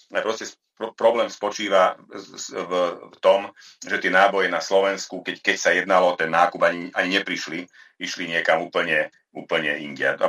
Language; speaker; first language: Slovak; non-native, local second language; Hungarian